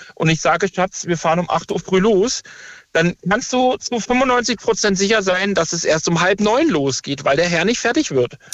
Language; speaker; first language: German; native; German